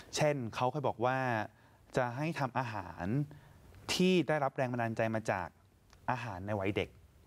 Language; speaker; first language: Thai; native; Thai